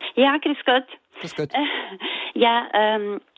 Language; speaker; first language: German; non-native, learner; Croatian